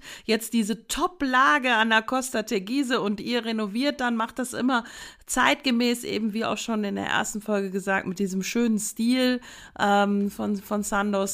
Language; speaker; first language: German; native; German